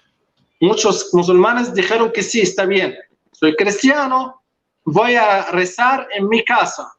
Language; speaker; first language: Spanish; non-native, local second language; Arabic